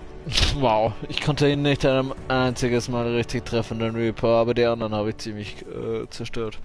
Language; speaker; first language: German; native; German